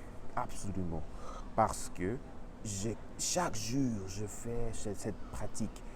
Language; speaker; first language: French; non-native, learner; Russian